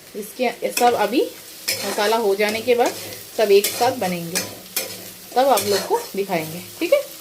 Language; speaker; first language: Hindi; non-native, local second language; Bangla